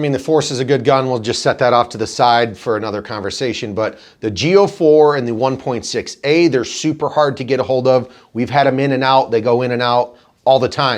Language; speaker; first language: English; native; English